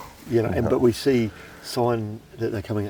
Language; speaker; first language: English; native; English